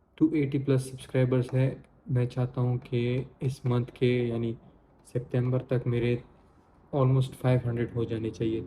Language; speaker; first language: Urdu; non-native, local second language; Pashto